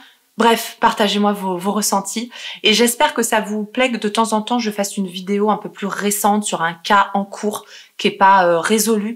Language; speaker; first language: French; native; French